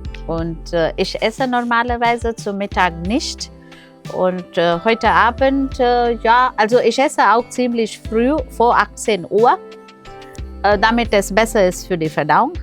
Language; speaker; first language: German; non-native, fluent; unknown